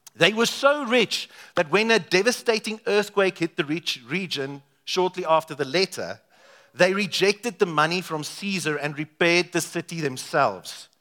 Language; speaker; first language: English; non-native, local second language; Afrikaans